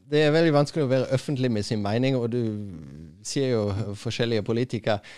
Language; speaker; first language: Norwegian; non-native, fluent; German